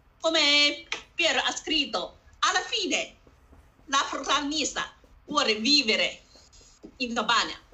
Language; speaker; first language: Italian; non-native, learner; Chinese